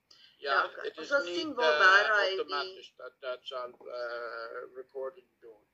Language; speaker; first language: Dutch; non-native, learner; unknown